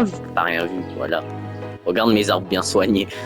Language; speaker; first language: French; native; French